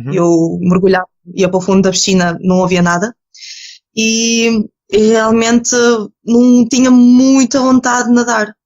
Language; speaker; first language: Portuguese; early bilingual, other home language; Ukrainian